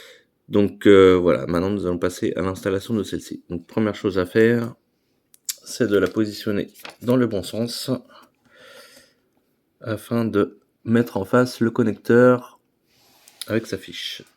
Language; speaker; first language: French; native; French